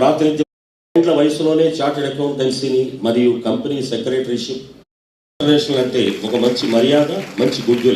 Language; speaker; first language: Telugu; native; Telugu